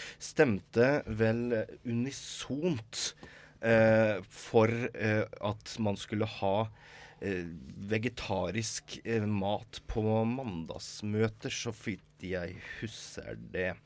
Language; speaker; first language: Norwegian; native; Norwegian